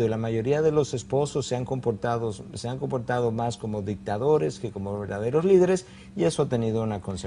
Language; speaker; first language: Spanish; native; Spanish